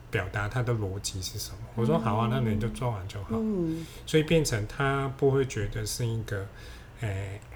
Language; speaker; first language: Chinese; non-native, fluent; Cantonese